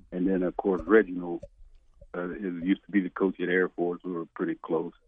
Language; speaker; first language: English; native; English